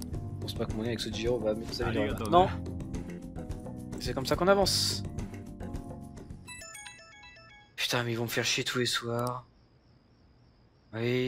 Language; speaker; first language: French; native; French